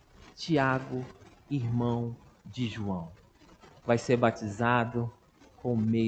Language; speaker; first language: Portuguese; native; Portuguese